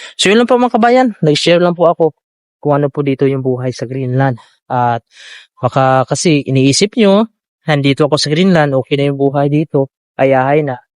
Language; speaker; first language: Filipino; native; Filipino